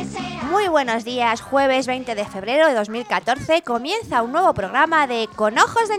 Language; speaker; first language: Spanish; native; Spanish